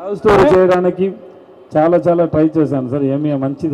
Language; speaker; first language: Telugu; non-native, learner; Tamil